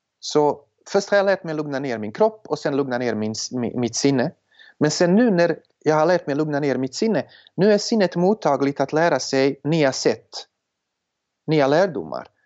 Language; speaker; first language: Swedish; non-native, fluent; Serbian